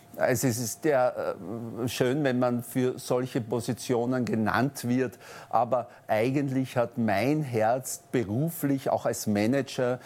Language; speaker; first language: German; native; German